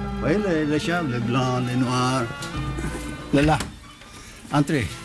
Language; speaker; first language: French; non-native, fluent; Greek